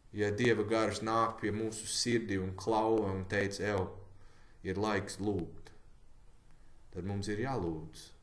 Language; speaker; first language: Latvian; non-native, learner; English